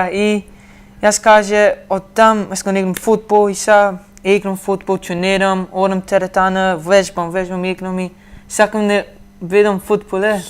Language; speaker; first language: Macedonian; early bilingual, heritage; Macedonian